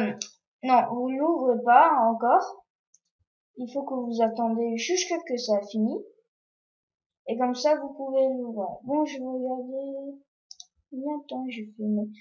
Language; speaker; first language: French; non-native, learner; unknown